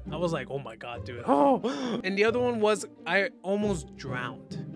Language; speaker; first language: English; native; English